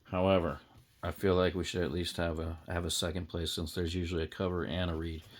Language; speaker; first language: English; native; English